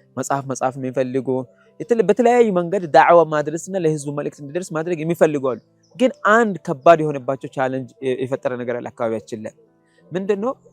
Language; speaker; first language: Amharic; non-native, local second language; Sidamo